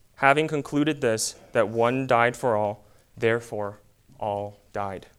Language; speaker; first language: English; early bilingual, other home language; Korean